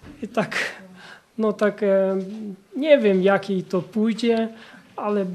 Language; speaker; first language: Polish; non-native, fluent; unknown